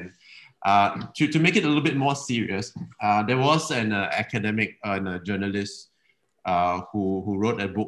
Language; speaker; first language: English; native; English